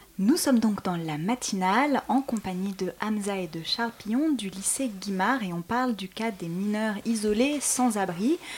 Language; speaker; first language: French; native; French